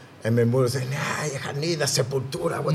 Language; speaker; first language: Dutch; non-native, learner; Spanish